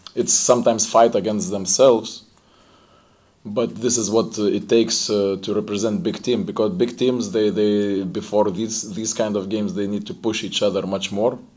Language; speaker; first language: English; non-native, fluent; Lithuanian